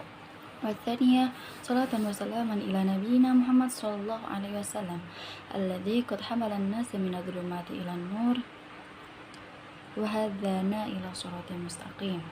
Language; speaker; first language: Arabic; non-native, learner; Indonesian